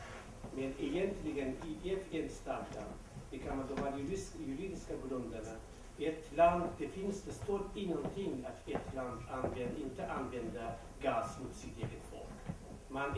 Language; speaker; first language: Swedish; non-native, local second language; Kurdish